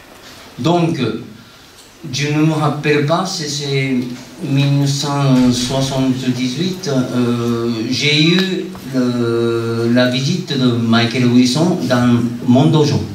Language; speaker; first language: French; non-native, fluent; Japanese